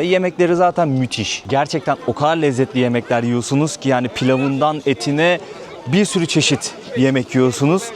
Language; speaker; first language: Turkish; native; Turkish